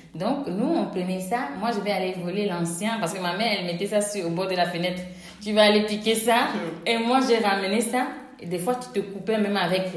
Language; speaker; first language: French; non-native, local second language; Ewe